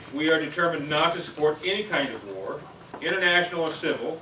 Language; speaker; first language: English; native; English